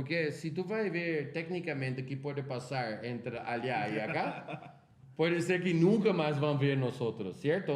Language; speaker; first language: Spanish; non-native, fluent; Portuguese